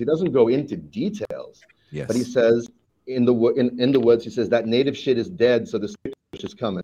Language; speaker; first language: English; native; English